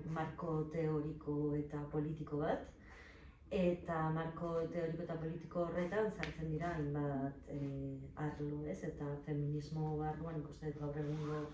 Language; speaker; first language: Basque; non-native, local second language; Spanish